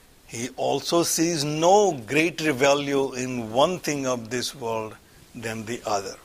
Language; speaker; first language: English; non-native, local second language; Gujarati